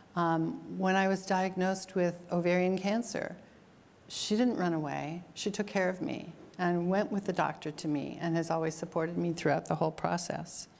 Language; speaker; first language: English; native; English